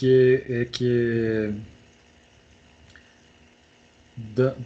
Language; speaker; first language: French; non-native, learner; Portuguese